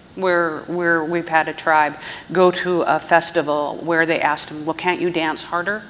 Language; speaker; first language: English; native; English